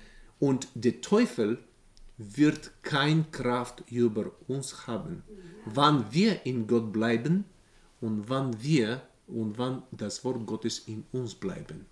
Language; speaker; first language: German; non-native, learner; Bulgarian